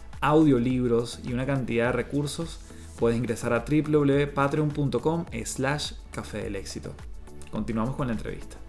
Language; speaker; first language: Spanish; native; Spanish